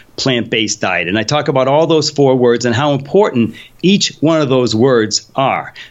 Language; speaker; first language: English; early bilingual, other home language; Polish